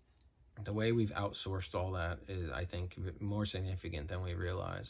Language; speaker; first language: English; native; English